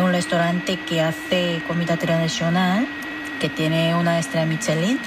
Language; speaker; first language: Spanish; non-native, fluent; Korean